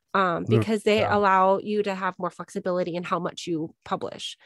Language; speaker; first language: English; native; English